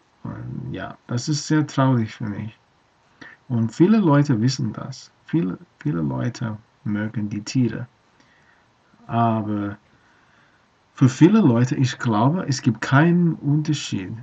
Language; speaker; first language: German; non-native, learner; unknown